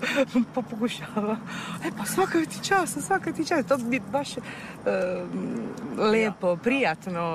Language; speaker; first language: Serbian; non-native, fluent; Italian